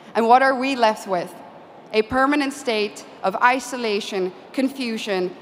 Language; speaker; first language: English; non-native, fluent; Dutch